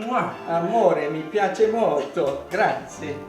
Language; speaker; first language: Italian; non-native, learner; English